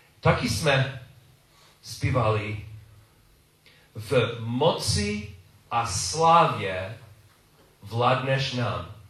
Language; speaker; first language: Czech; non-native, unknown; English